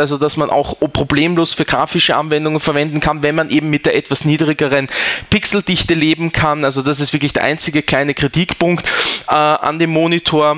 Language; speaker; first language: German; native; German